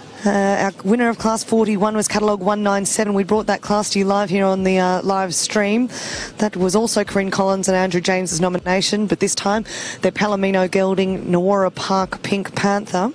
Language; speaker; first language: English; native; English